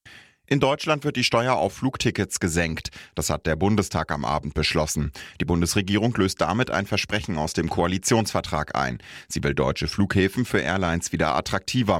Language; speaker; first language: German; native; German